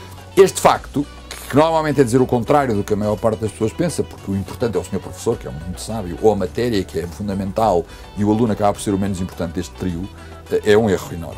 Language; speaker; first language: Portuguese; native; Portuguese